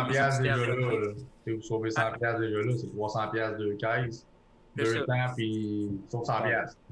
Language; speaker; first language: French; native; French